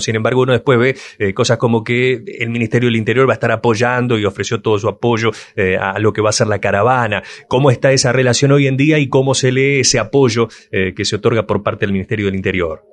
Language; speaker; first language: Spanish; native; Spanish